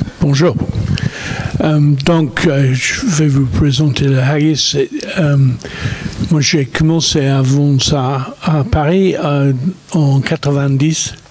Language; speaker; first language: French; non-native, fluent; English